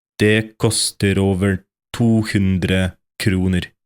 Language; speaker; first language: Norwegian; non-native, fluent; Polish